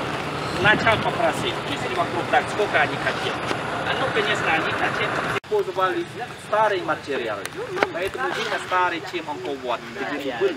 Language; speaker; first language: Russian; non-native, learner; Khmer